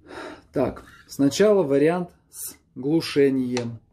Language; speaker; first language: Russian; native; Russian